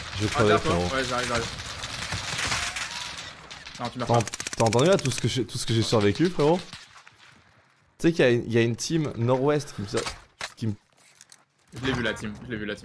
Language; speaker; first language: French; native; French